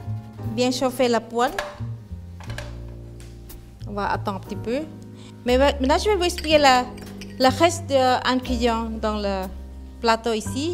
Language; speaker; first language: French; non-native, fluent; Thai